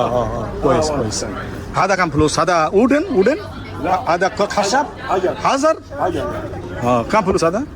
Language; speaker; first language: Arabic; non-native, learner; Bangla